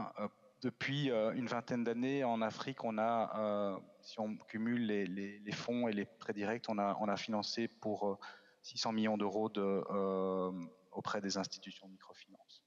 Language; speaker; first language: French; native; French